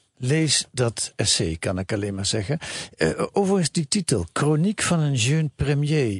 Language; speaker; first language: Dutch; native; Dutch